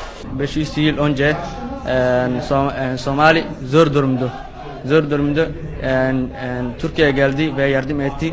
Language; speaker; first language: Turkish; non-native, learner; Somali